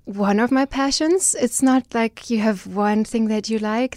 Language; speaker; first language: English; non-native, fluent; German